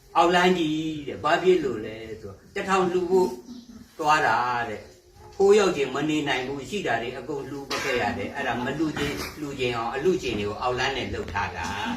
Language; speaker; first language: Burmese; native; Burmese